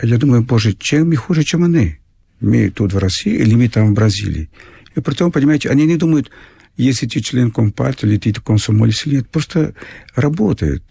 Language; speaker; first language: Russian; non-native, fluent; Portuguese